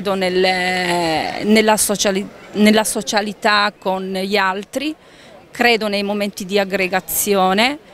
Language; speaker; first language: Italian; native; Italian